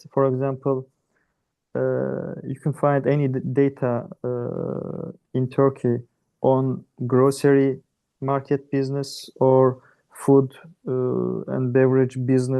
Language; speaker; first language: English; non-native, learner; Turkish